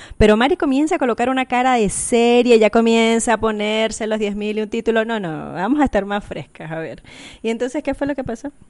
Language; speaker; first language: Spanish; native; Spanish